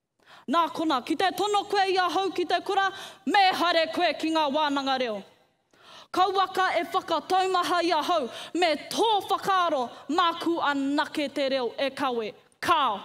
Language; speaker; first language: Māori; non-native, local second language; English